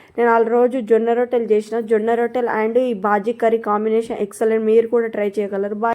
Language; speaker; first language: Telugu; non-native, local second language; Lambadi